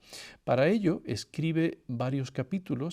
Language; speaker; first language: Spanish; native; Spanish